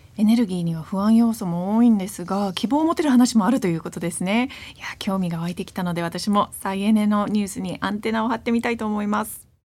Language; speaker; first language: Japanese; early bilingual, heritage; English